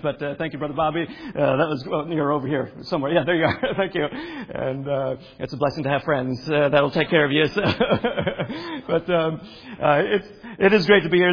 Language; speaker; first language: English; native; English